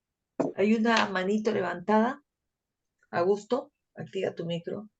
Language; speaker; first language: Spanish; native; Spanish